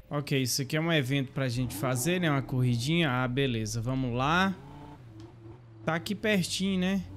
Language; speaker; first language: Portuguese; native; Portuguese